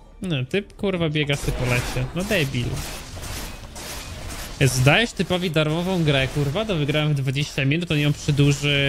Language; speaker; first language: Polish; native; Polish